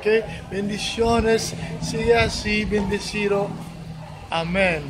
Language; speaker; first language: Spanish; non-native, fluent; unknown